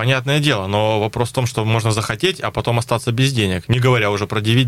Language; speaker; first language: Russian; native; Russian